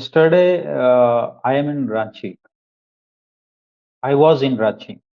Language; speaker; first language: English; non-native, learner; Hindi